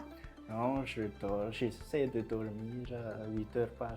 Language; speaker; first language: French; non-native, local second language; Malagasy